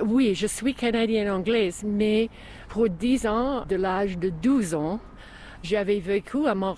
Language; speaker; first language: French; non-native, local second language; English